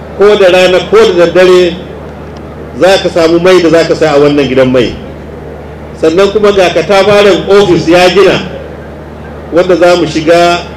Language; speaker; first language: Hausa; native; Hausa